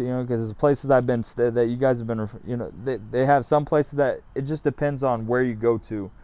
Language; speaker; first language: English; native; English